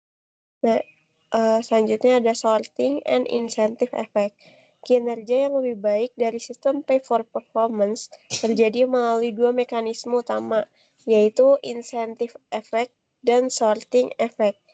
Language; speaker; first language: Indonesian; native; Indonesian